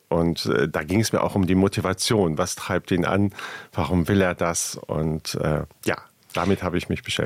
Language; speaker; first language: German; native; German